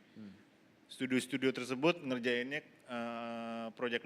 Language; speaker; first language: Indonesian; native; Indonesian